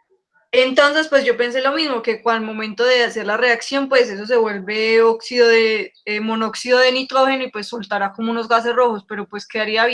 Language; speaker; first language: Spanish; native; Spanish